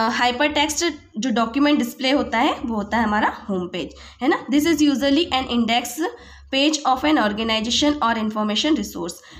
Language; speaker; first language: Hindi; native; Hindi